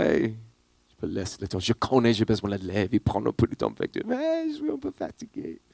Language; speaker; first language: French; non-native, learner; English